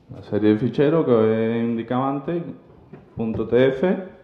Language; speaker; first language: Spanish; native; Spanish